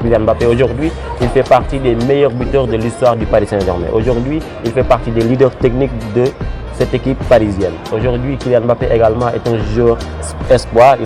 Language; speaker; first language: French; non-native, local second language; Wolof